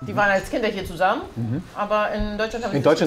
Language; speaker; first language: German; non-native, learner; Greek